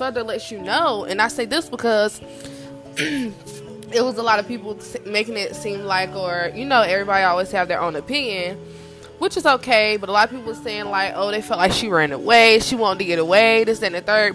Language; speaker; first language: English; native; English